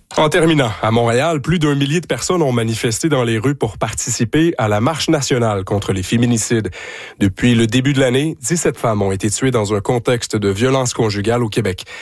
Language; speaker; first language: French; native; French